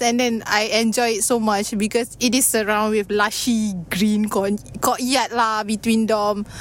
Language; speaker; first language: English; non-native, local second language; Malay